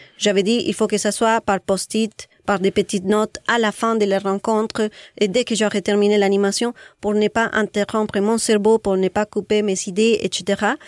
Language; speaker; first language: French; non-native, fluent; Spanish